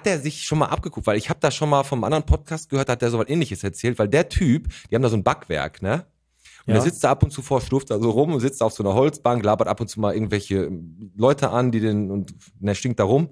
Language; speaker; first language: German; native; German